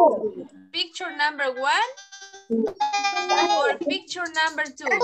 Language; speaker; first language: English; non-native, learner; Spanish